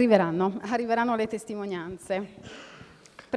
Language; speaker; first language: Italian; native; Italian